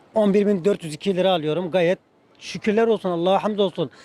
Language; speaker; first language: Turkish; native; Turkish